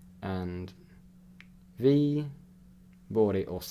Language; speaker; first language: Swedish; non-native, learner; English